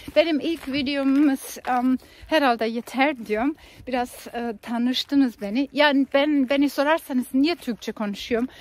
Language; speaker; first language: Turkish; non-native, fluent; German